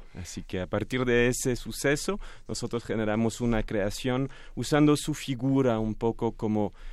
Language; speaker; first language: Spanish; non-native, fluent; French